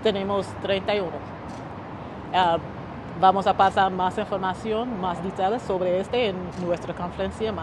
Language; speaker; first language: Spanish; non-native, learner; English